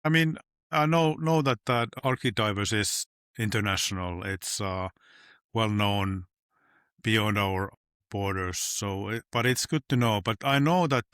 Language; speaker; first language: English; non-native, fluent; Finnish